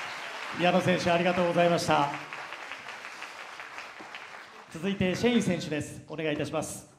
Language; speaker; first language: Japanese; native; Japanese